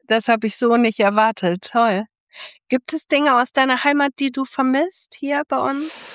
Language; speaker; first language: German; native; German